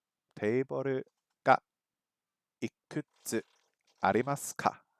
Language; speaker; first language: Japanese; non-native, learner; English